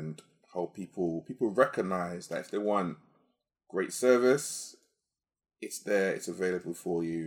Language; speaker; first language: English; non-native, local second language; Yoruba